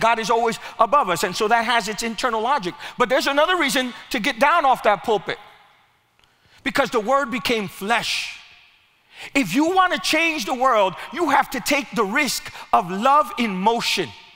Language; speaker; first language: English; early bilingual, other home language; Spanish